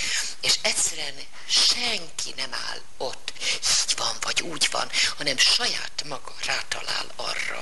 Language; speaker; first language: Hungarian; native; Hungarian